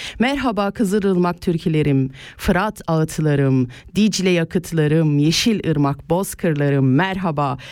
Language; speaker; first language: Turkish; native; Turkish